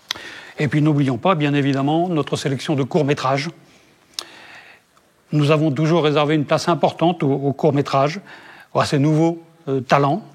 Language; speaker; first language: French; native; French